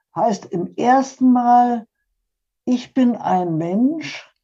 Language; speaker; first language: German; early bilingual, other home language; Polish